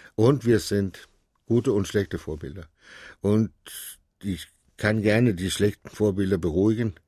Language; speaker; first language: German; non-native, fluent; Danish